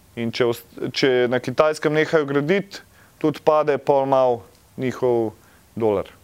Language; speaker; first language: Slovenian; native; Slovenian